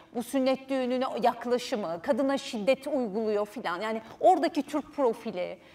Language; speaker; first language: Turkish; native; Turkish